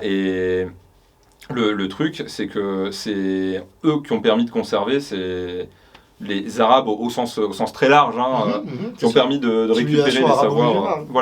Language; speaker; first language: French; native; French